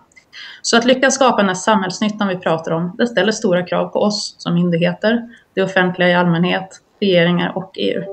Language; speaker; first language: Swedish; native; Swedish